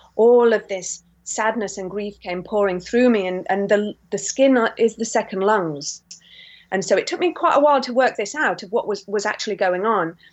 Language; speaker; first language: English; native; English